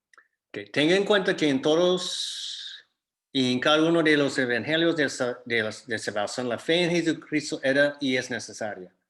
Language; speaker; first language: Spanish; non-native, fluent; English